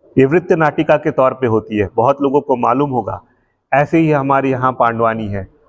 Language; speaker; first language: Hindi; native; Hindi